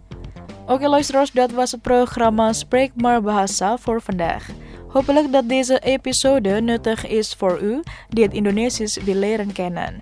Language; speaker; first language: Dutch; non-native, fluent; Indonesian